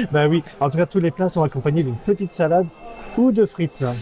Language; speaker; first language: French; native; French